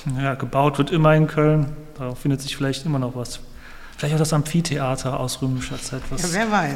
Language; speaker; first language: German; native; German